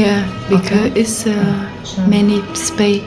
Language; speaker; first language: English; non-native, learner; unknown